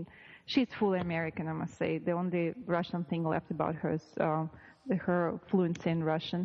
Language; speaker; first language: English; non-native, fluent; Russian